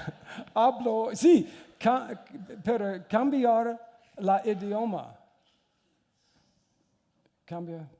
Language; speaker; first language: Spanish; non-native, learner; English